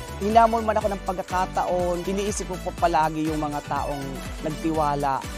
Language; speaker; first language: Filipino; non-native, local second language; Bikol